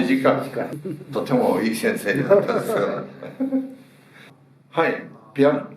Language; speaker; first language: Japanese; early bilingual, heritage; Japanese